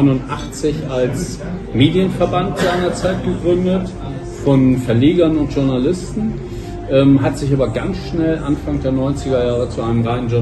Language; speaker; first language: German; native; German